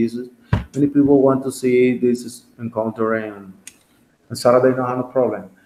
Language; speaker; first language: English; non-native, learner; Spanish